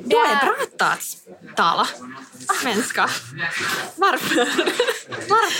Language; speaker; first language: Swedish; non-native, learner; Finnish